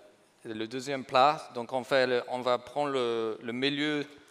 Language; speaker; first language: French; non-native, fluent; English